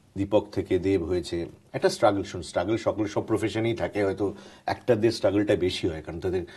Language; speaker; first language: Bangla; native; Bangla